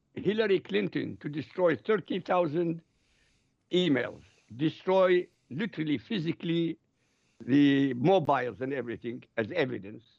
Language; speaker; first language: English; non-native, fluent; Arabic